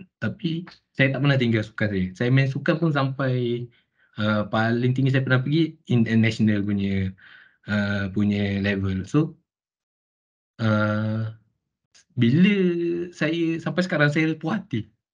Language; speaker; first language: Malay; native; Malay